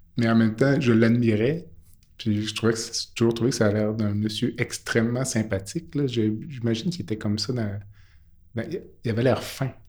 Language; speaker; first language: French; native; French